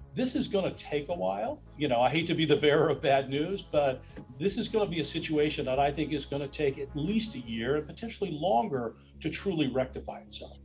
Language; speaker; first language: English; native; English